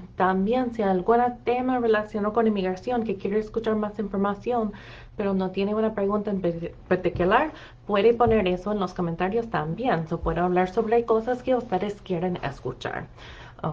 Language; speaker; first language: Spanish; non-native, fluent; English